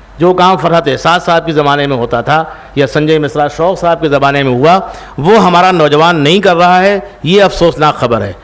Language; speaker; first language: Urdu; native; Urdu